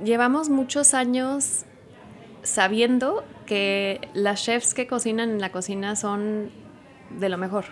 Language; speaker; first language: Spanish; early bilingual, heritage; Spanish